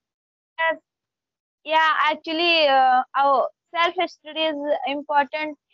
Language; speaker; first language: English; non-native, learner; Hindi